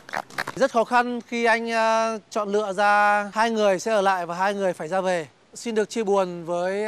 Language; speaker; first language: Vietnamese; native; Vietnamese